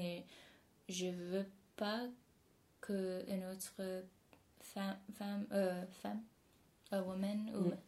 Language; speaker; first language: French; non-native, fluent; English